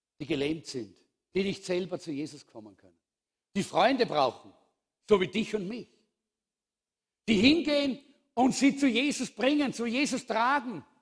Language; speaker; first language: German; native; German